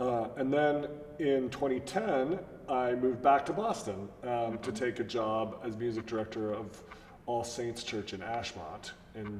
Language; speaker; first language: English; native; English